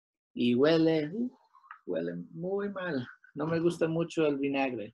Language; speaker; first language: Spanish; early bilingual, heritage; Spanish